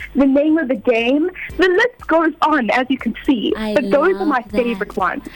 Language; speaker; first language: English; native; English